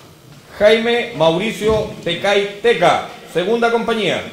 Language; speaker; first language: Spanish; native; Spanish